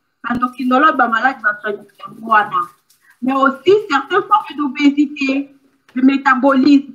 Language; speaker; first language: French; non-native, local second language; Lingala